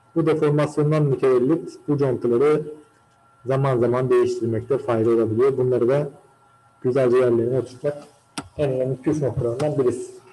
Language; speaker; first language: Turkish; native; Turkish